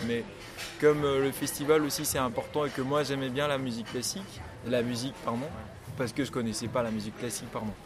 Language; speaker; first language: French; non-native, local second language; Ewe